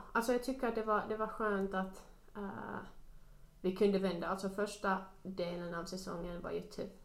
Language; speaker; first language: Swedish; non-native, local second language; Finnish